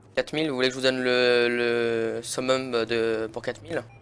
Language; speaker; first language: French; native; French